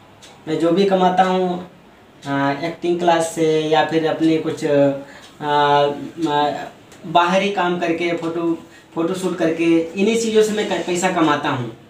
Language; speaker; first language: Hindi; native; Hindi